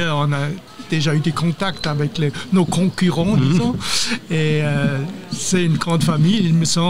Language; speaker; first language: French; non-native, fluent; German